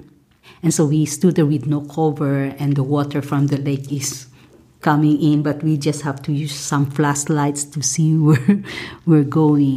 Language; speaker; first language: English; non-native, local second language; Maranao